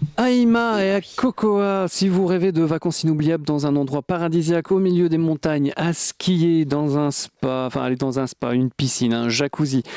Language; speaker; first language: French; native; French